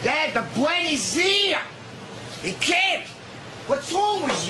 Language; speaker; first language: English; non-native, fluent; French